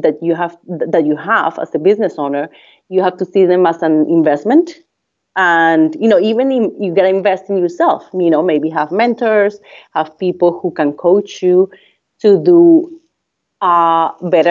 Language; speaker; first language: English; non-native, fluent; Spanish